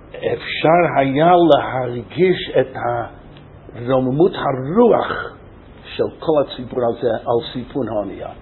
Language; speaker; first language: Hebrew; non-native, fluent; English